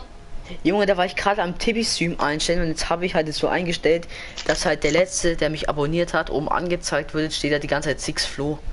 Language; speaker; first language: German; native; German